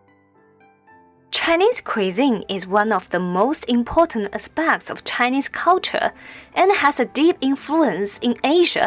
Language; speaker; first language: English; non-native, fluent; Chinese